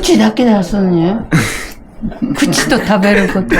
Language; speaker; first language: Japanese; native; Japanese